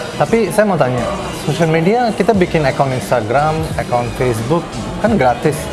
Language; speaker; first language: Indonesian; non-native, fluent; Bangla